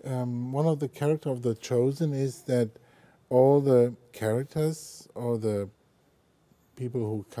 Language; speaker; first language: English; non-native, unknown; German